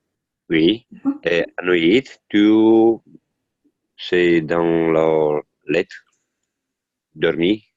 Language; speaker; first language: French; non-native, learner; Italian